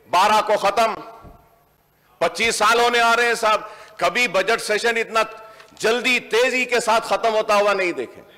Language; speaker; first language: Hindi; non-native, local second language; Urdu